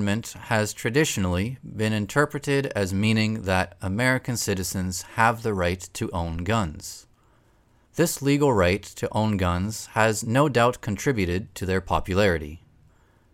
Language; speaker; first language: English; native; English